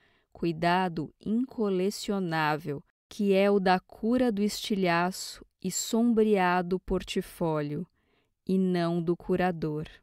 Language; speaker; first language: Portuguese; native; Portuguese